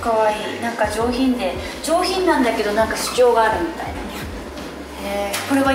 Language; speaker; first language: Japanese; native; Japanese